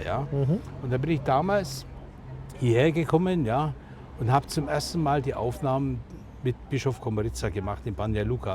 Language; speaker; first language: German; native; German